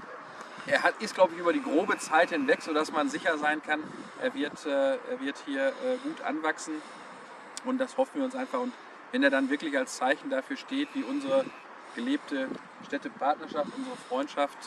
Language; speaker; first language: German; native; German